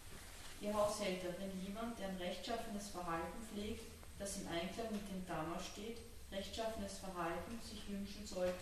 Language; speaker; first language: German; native; German